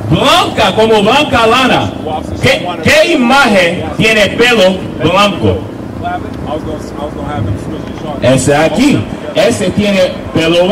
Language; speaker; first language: Spanish; non-native, learner; English